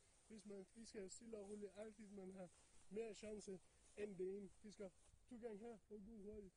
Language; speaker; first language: Danish; non-native, learner; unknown